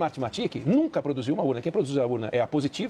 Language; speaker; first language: Portuguese; native; Portuguese